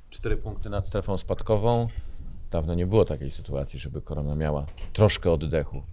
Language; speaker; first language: Polish; native; Polish